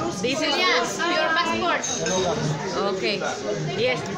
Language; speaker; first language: English; non-native, local second language; Filipino